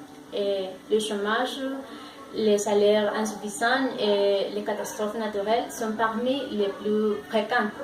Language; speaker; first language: French; non-native, learner; Spanish